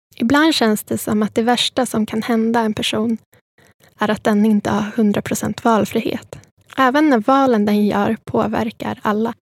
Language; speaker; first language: Swedish; early bilingual, other home language; Spanish